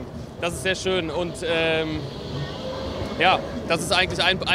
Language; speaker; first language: German; native; German